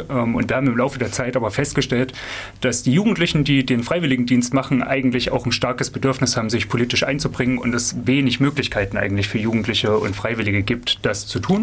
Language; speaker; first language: German; native; German